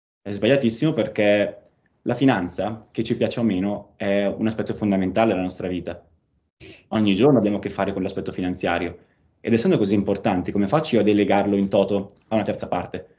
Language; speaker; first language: Italian; native; Italian